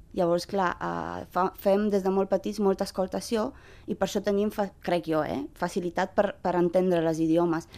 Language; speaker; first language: Catalan; non-native, fluent; Romanian